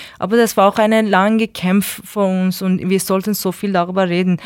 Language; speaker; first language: German; non-native, learner; Persian